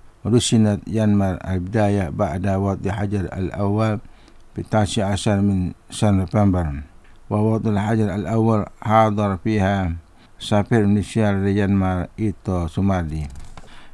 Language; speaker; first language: Arabic; non-native, fluent; Indonesian